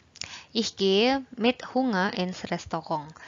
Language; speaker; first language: German; non-native, fluent; Indonesian